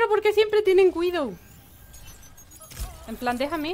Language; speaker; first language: Spanish; native; Spanish